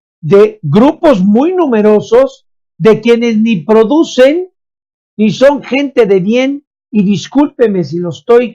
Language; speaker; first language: Spanish; native; Spanish